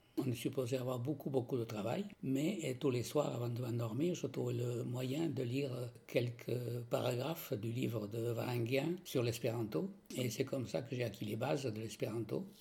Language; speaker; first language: French; non-native, local second language; Occitan